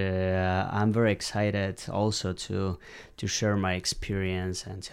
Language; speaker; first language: English; non-native, fluent; Polish